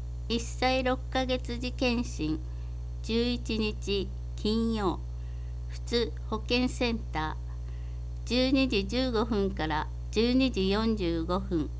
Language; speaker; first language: Japanese; native; Japanese